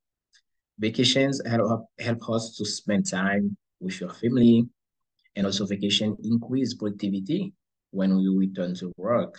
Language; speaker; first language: English; non-native, learner; Haitian Creole